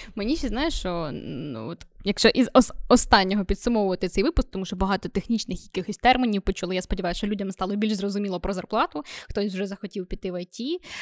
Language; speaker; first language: Ukrainian; native; Ukrainian